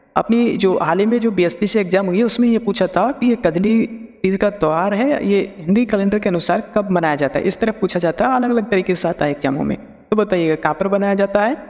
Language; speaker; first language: Hindi; native; Hindi